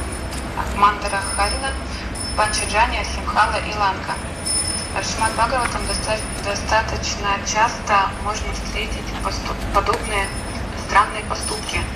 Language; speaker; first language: Russian; native; Russian